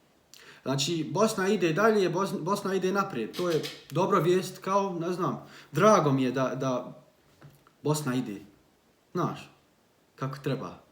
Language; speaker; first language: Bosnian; early bilingual, heritage; Bosnian